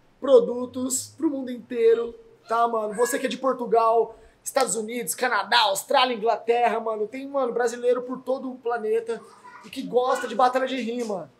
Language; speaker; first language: Portuguese; native; Portuguese